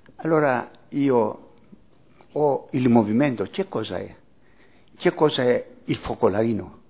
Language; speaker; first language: Italian; non-native, fluent; Greek